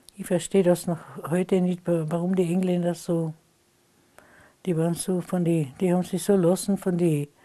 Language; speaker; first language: German; non-native, local second language; Slovenian